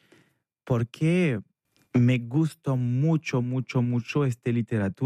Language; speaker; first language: Spanish; non-native, learner; French